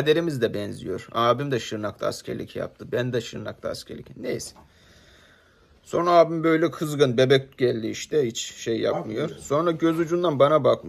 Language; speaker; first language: Turkish; native; Turkish